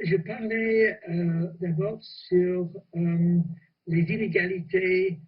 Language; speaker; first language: French; non-native, fluent; English